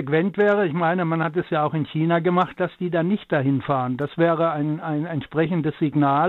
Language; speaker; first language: German; native; German